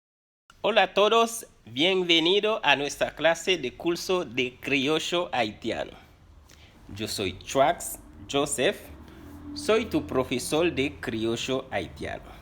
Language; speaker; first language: Spanish; non-native, fluent; Haitian Creole